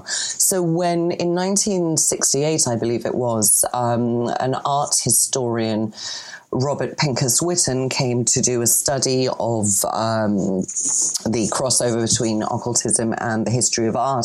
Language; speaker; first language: English; non-native, fluent; Greek